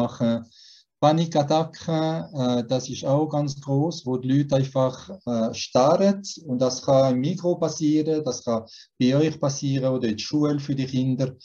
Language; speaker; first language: German; early bilingual, heritage; German